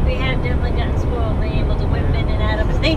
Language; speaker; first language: English; native; English